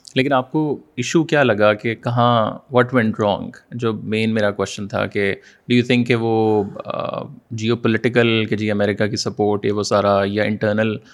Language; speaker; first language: Urdu; native; Urdu